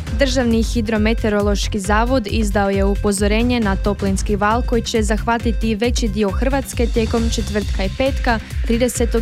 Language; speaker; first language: Croatian; native; Croatian